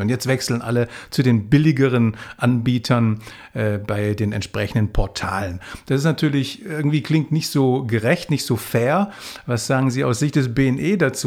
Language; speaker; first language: German; native; German